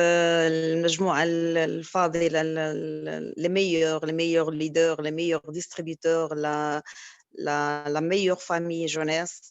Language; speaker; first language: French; non-native, local second language; Arabic